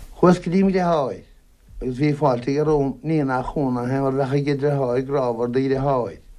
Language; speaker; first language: Irish; native; Irish